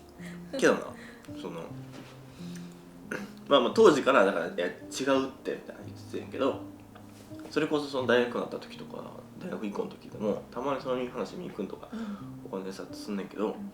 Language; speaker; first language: Japanese; native; Japanese